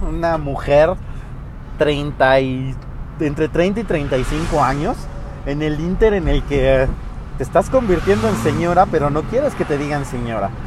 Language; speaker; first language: Spanish; native; Spanish